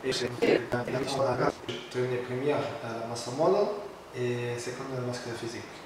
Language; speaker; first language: French; non-native, learner; Portuguese